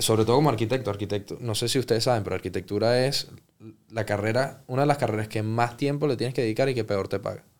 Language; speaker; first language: Spanish; early bilingual, heritage; Spanish